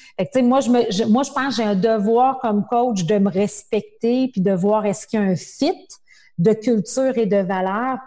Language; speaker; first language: French; native; French